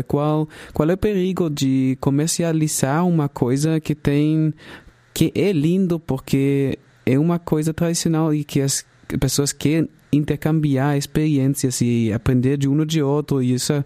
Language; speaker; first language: Portuguese; non-native, fluent; German